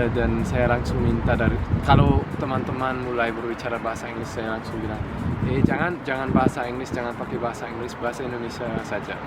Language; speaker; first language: Indonesian; non-native, fluent; Italian